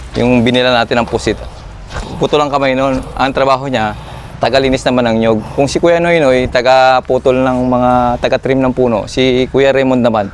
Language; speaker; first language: Filipino; non-native, local second language; Bikol